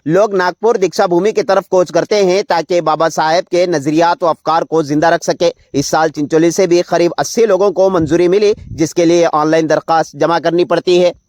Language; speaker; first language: Urdu; native; Urdu